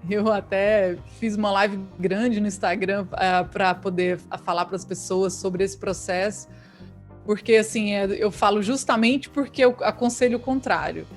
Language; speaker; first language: Portuguese; native; Portuguese